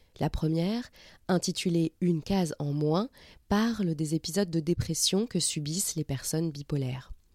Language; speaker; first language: French; native; French